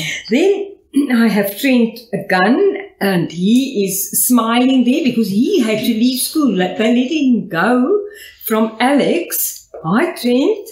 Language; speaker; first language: English; non-native, local second language; Afrikaans